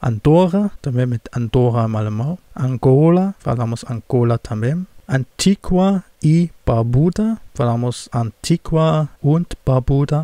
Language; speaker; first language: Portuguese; non-native, fluent; German